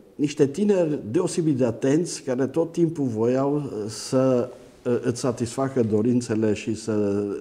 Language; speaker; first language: Romanian; native; Romanian